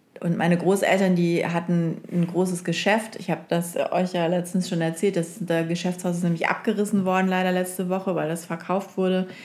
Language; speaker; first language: German; native; German